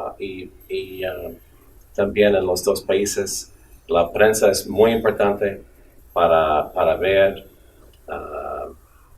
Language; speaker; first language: Spanish; non-native, fluent; English